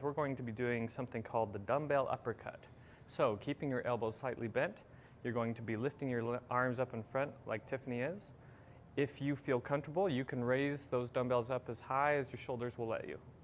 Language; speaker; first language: English; native; English